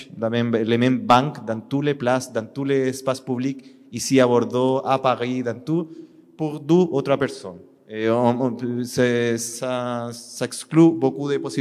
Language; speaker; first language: French; non-native, learner; Spanish